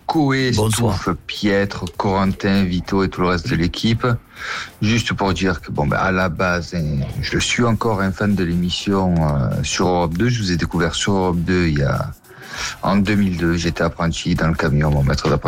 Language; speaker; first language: French; native; French